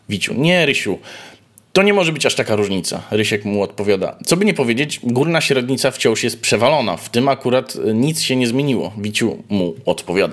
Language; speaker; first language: Polish; native; Polish